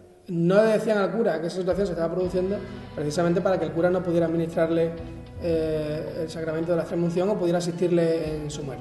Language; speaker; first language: Spanish; native; Spanish